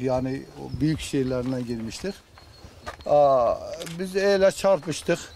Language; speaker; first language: Turkish; non-native, local second language; Kurdish